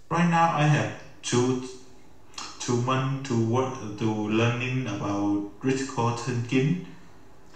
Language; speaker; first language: English; non-native, learner; Vietnamese